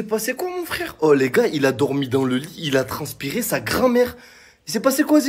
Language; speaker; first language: French; native; French